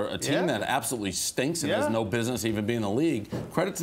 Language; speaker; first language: English; native; English